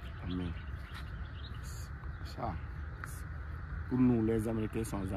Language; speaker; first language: French; non-native, local second language; Wolof